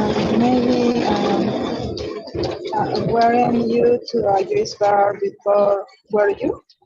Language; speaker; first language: English; non-native, learner; Spanish